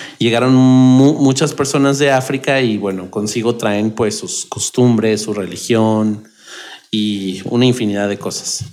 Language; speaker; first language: Spanish; native; Spanish